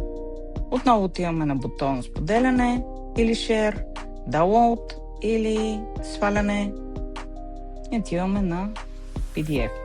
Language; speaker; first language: Bulgarian; native; Bulgarian